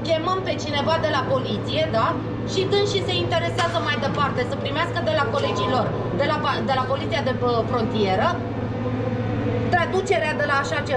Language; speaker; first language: Romanian; native; Romanian